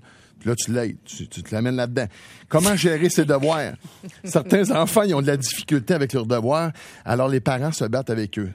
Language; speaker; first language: French; native; French